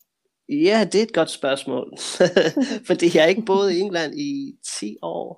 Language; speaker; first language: Danish; early bilingual, heritage; Danish